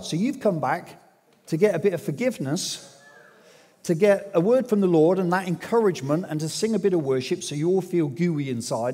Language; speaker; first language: English; native; English